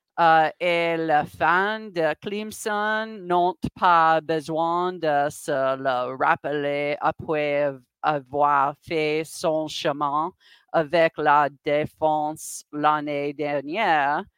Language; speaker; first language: French; non-native, learner; English